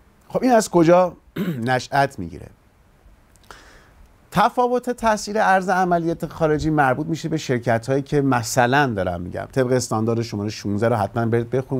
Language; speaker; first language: Persian; native; Persian